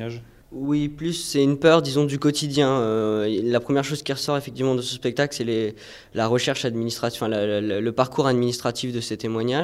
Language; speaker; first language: French; native; French